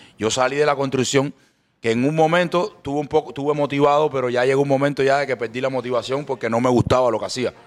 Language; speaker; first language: Spanish; native; Spanish